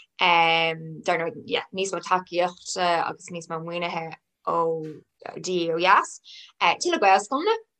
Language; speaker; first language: Irish; non-native, local second language; English